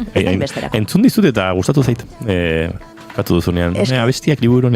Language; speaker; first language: Basque; native; Basque